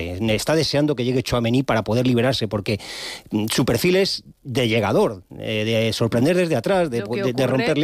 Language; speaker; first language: Spanish; native; Spanish